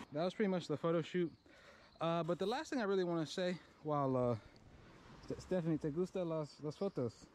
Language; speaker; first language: English; native; English